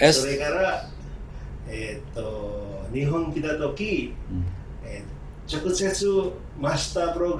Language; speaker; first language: Japanese; non-native, fluent; Sundanese